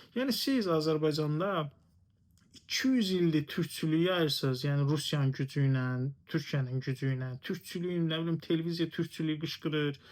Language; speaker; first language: Azerbaijani; non-native, local second language; Talysh